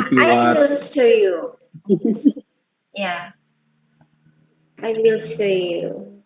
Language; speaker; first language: English; non-native, learner; Indonesian